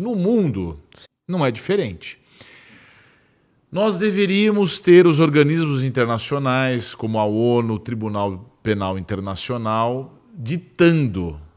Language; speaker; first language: Portuguese; native; Portuguese